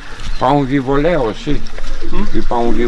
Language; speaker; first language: French; non-native, learner; Polish